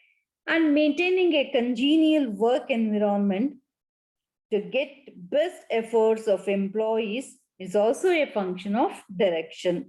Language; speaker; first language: English; non-native, local second language; Kannada